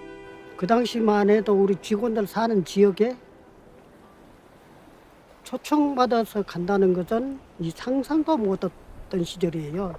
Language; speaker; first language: Korean; native; Korean